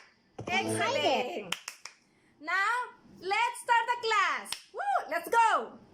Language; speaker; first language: English; non-native, fluent; Spanish